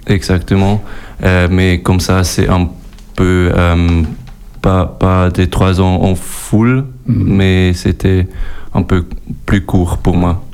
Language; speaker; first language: French; non-native, learner; German